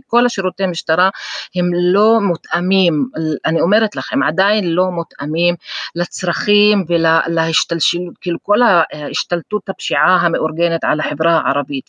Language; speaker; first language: Hebrew; non-native, local second language; Arabic